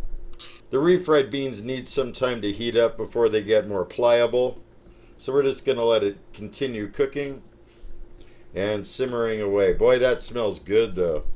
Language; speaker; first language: English; native; English